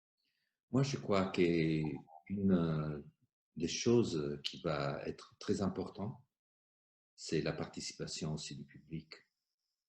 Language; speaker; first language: French; non-native, fluent; Italian